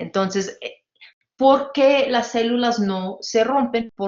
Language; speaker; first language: Spanish; non-native, fluent; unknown